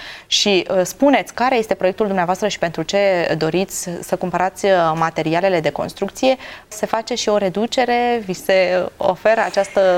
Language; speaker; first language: Romanian; native; Romanian